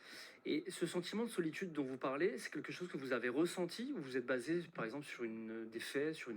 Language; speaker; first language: French; native; French